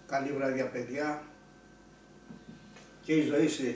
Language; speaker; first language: Greek; native; Greek